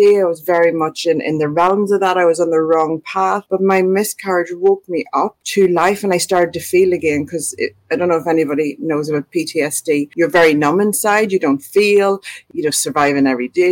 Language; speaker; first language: English; native; English